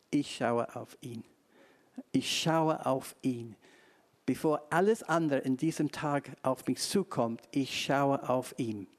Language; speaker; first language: German; non-native, fluent; English